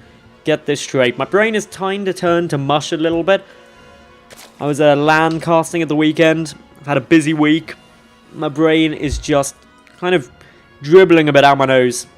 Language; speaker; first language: English; native; English